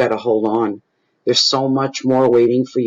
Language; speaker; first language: English; native; English